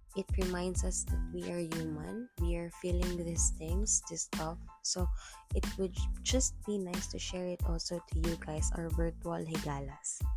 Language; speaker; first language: English; non-native, local second language; Cebuano